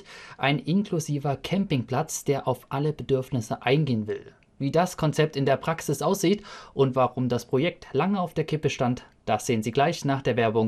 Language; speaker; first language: German; native; German